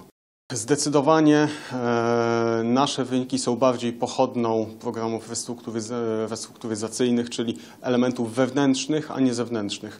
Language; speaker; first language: Polish; native; Polish